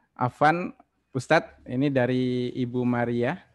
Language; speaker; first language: Indonesian; native; Indonesian